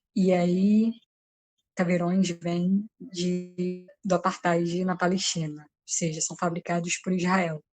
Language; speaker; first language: Portuguese; native; Portuguese